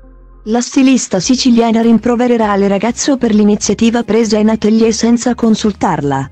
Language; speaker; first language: Italian; native; Italian